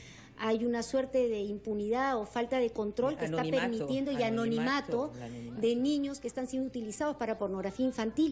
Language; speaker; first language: Spanish; native; Spanish